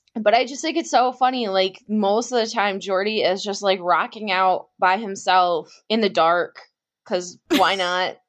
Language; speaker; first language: English; native; English